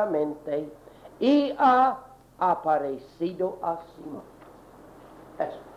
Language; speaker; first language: Spanish; non-native, learner; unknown